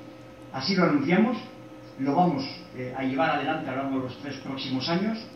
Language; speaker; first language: Spanish; native; Spanish